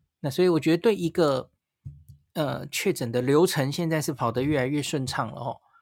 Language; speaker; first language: Chinese; native; Chinese